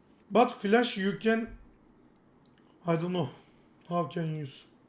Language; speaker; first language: English; non-native, learner; Turkish